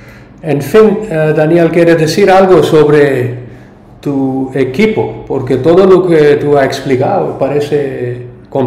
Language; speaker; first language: Spanish; non-native, learner; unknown